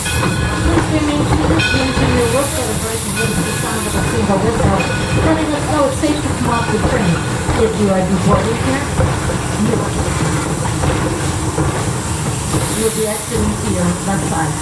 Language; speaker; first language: English; native; English